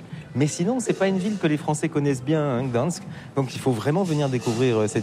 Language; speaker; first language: French; native; French